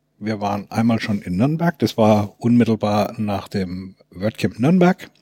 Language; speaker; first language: German; native; German